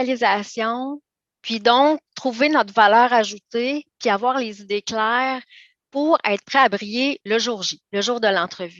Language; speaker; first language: French; native; French